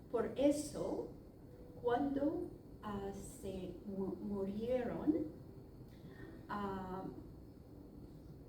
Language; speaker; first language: Spanish; non-native, learner; Arabic